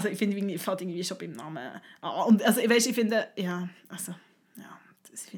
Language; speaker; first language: German; native; German